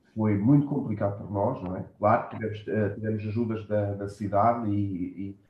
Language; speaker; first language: Portuguese; early bilingual, heritage; German